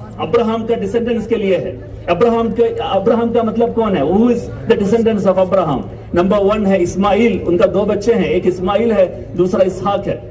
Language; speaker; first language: Urdu; non-native, local second language; Malayalam